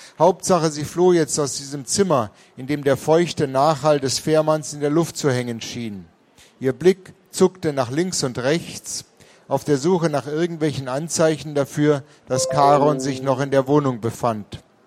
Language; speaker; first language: German; native; German